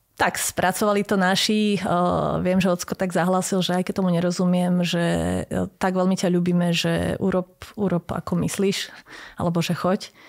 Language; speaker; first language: Slovak; native; Slovak